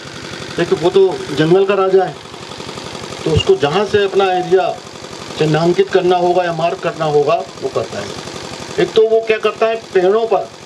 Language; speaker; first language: Hindi; native; Hindi